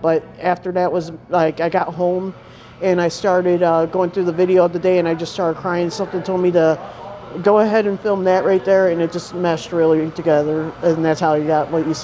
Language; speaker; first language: English; native; English